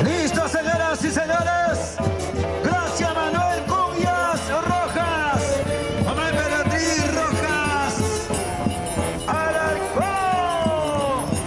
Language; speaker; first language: Spanish; native; Spanish